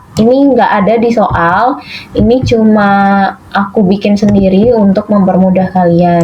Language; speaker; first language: Indonesian; native; Indonesian